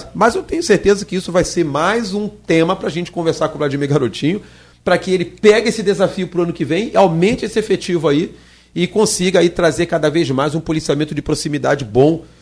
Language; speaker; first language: Portuguese; native; Portuguese